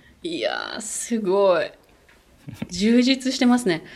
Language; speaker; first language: Japanese; native; Japanese